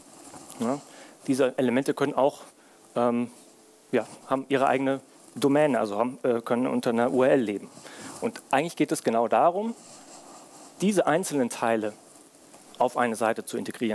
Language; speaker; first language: German; native; German